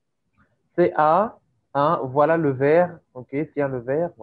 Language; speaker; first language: French; native; French